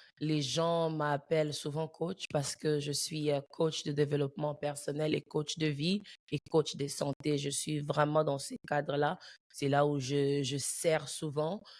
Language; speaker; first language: French; early bilingual, heritage; French